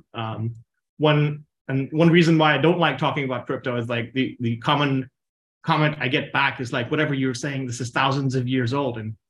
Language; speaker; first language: English; non-native, local second language; Punjabi